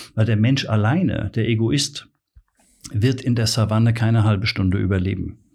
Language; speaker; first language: German; native; German